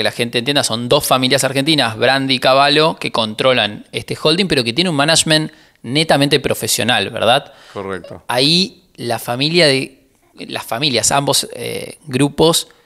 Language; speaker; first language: Spanish; native; Spanish